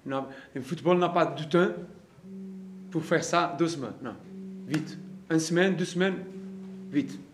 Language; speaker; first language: French; non-native, learner; Portuguese